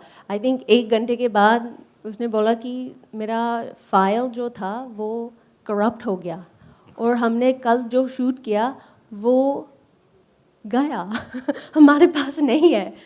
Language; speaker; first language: Hindi; early bilingual, heritage; Punjabi